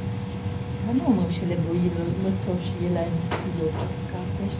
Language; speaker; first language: Hebrew; non-native, fluent; French